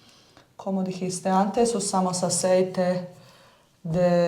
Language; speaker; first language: Spanish; early bilingual, heritage; Bosnian